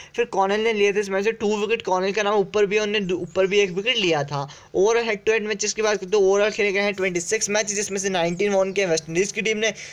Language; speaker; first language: Hindi; native; Hindi